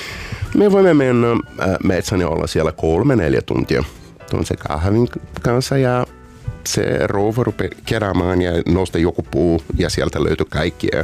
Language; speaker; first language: Finnish; non-native, learner; Portuguese